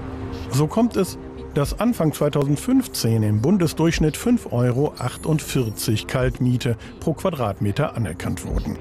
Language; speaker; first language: German; native; German